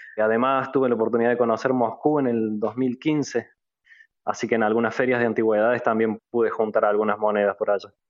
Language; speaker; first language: Spanish; native; Spanish